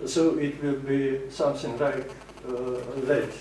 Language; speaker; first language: English; non-native, fluent; Russian